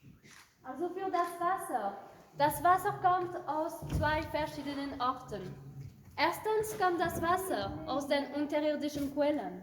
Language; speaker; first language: German; non-native, local second language; French